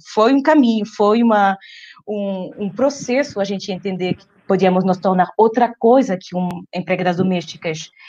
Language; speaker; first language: Portuguese; non-native, fluent; French